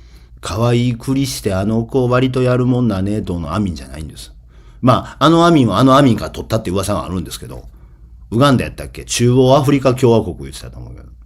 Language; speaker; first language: Japanese; native; Japanese